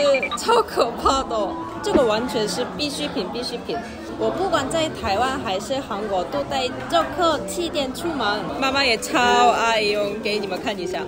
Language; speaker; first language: Chinese; non-native, fluent; Korean